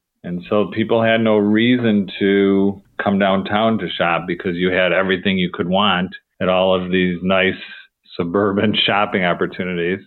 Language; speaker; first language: English; native; English